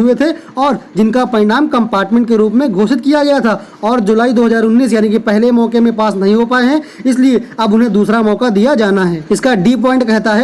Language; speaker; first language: Hindi; native; Hindi